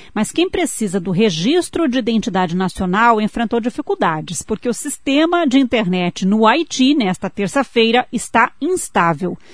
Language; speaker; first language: Portuguese; native; Portuguese